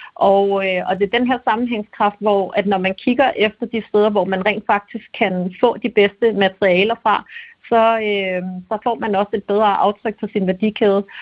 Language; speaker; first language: Danish; native; Danish